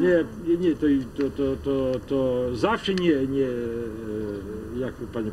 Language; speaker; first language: Polish; non-native, fluent; Russian